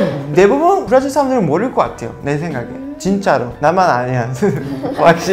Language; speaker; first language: Korean; non-native, learner; Portuguese